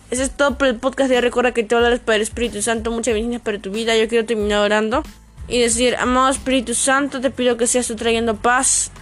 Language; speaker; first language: Spanish; native; Spanish